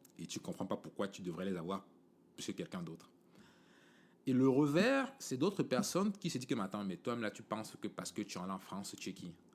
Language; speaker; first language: French; native; French